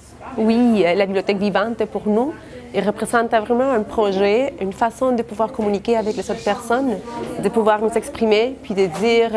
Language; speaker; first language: French; non-native, fluent; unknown